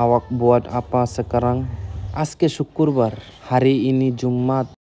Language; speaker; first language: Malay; non-native, learner; Bangla